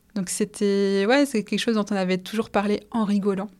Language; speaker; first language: French; native; French